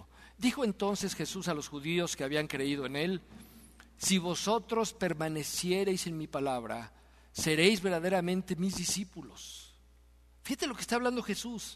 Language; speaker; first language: Spanish; native; Spanish